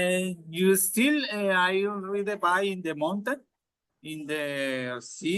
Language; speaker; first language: English; non-native, learner; Spanish